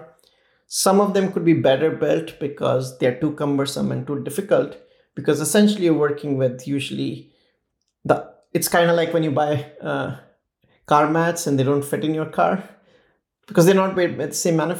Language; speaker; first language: English; non-native, local second language; Hindi